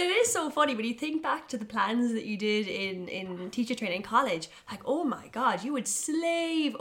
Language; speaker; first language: English; native; English